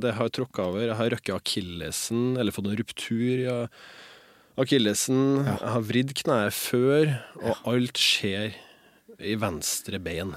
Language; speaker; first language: Norwegian; native; Norwegian